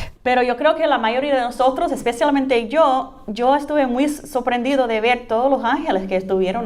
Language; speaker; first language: Spanish; non-native, fluent; English